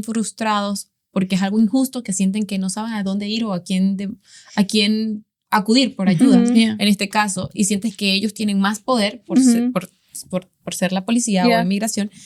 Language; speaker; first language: Spanish; native; Spanish